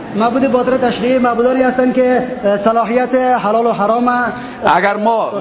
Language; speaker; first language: Persian; native; Persian